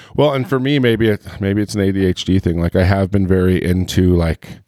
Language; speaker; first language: English; native; English